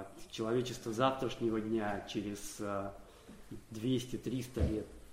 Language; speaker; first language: Russian; native; Russian